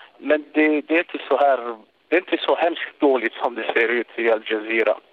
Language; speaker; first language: Swedish; non-native, fluent; Arabic